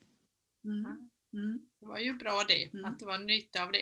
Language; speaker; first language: Swedish; native; Swedish